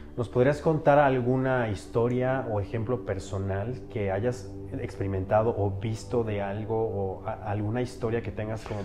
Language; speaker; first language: Spanish; native; Spanish